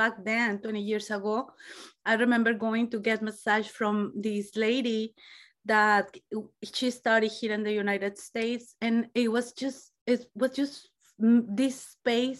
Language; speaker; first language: English; non-native, fluent; Spanish